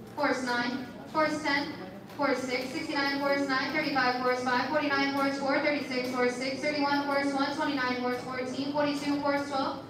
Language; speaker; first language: English; native; English